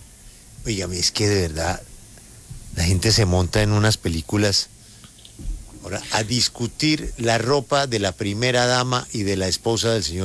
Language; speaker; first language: Spanish; native; Spanish